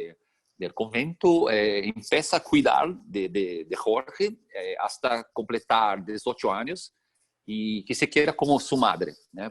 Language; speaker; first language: Spanish; non-native, fluent; Portuguese